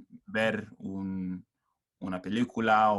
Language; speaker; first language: Spanish; non-native, learner; English